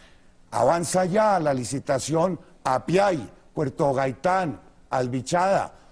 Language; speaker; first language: Spanish; native; Spanish